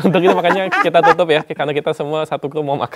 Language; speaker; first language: Indonesian; native; Indonesian